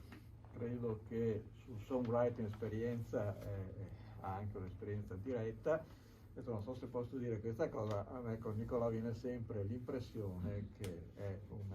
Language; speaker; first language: Italian; native; Italian